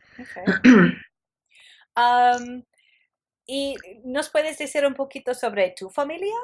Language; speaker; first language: Spanish; non-native, fluent; English